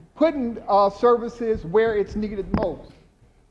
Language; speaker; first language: English; native; English